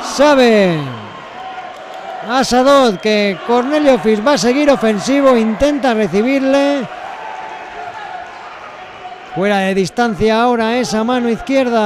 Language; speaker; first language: Spanish; native; Spanish